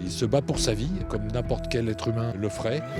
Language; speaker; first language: French; native; French